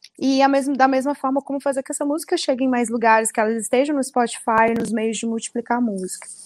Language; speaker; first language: Portuguese; early bilingual, other home language; Spanish